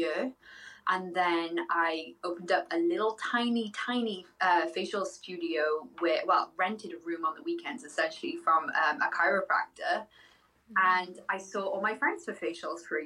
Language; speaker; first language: English; native; English